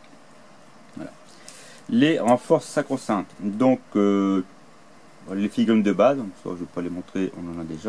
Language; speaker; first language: French; native; French